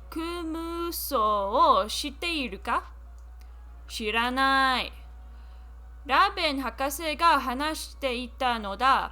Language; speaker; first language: Japanese; non-native, learner; English